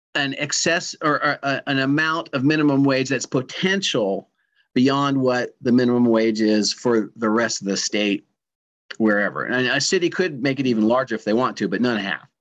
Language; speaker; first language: English; native; English